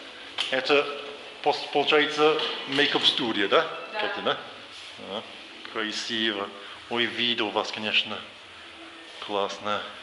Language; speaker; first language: Russian; non-native, learner; English